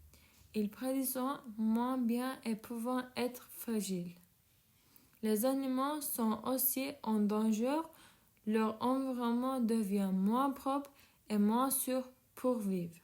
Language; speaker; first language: French; non-native, learner; Turkish